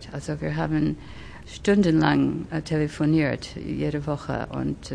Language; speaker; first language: German; early bilingual, other home language; French